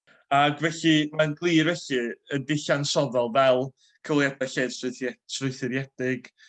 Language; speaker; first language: Welsh; native; Welsh